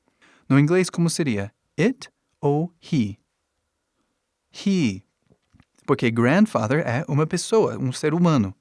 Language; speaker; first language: Portuguese; non-native, fluent; English